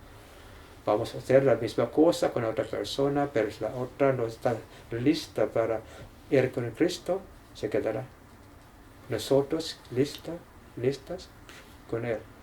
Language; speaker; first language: Spanish; non-native, learner; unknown